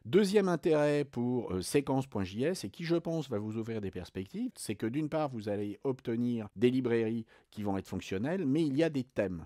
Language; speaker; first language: French; native; French